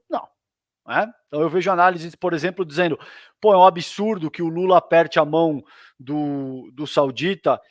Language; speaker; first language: Portuguese; native; Portuguese